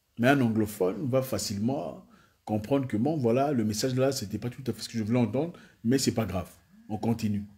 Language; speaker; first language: French; non-native, local second language; Swahili